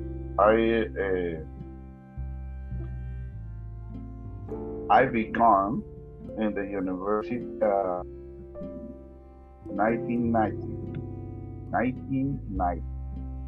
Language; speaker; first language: English; non-native, learner; Spanish